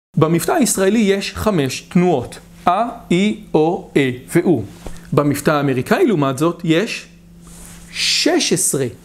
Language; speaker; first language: Hebrew; native; Hebrew